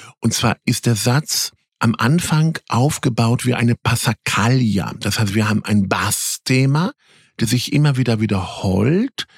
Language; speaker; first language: German; early bilingual, other home language; Polish